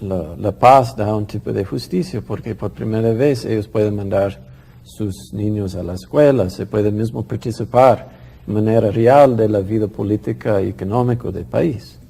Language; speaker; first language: Spanish; non-native, fluent; English